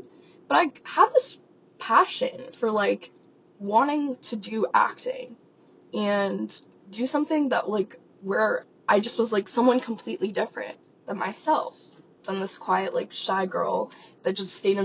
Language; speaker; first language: English; native; English